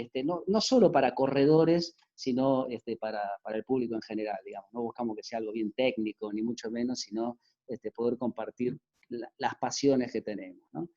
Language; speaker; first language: Spanish; native; Spanish